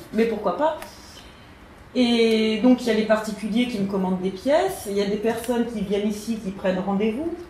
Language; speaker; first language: French; native; French